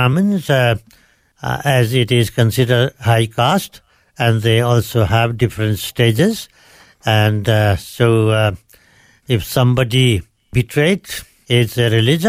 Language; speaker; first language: English; non-native, local second language; Nepali